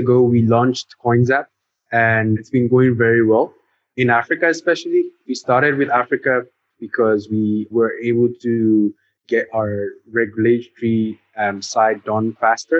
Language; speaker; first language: English; non-native, local second language; Yoruba